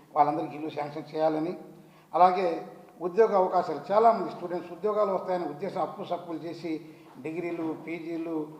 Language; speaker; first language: Telugu; non-native, local second language; Lambadi